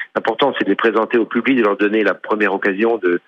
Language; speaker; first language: French; native; French